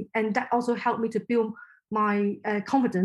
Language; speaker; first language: English; non-native, local second language; Cantonese